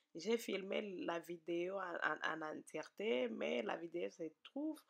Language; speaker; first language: French; non-native, local second language; Swahili